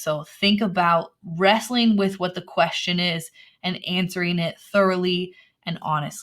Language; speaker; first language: English; native; English